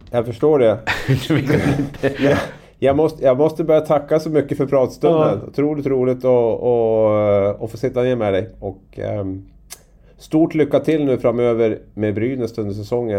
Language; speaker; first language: Swedish; native; Swedish